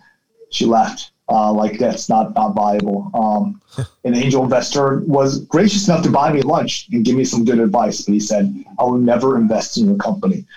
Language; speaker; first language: English; early bilingual, other home language; Chinese